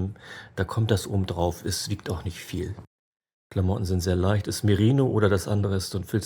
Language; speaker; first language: German; native; German